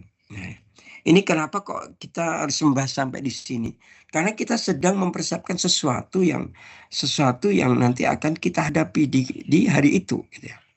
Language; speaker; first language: Indonesian; native; Indonesian